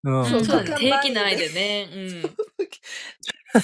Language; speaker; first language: Japanese; native; Japanese